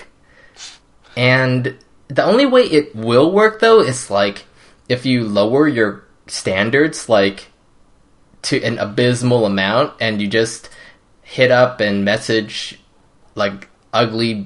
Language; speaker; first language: English; early bilingual, other home language; Cantonese